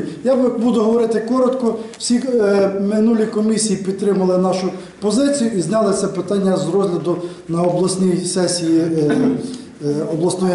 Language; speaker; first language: Ukrainian; native; Ukrainian